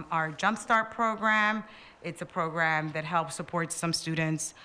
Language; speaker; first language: English; early bilingual, other home language; Spanish